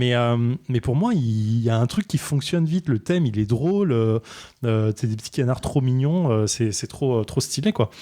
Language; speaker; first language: French; native; French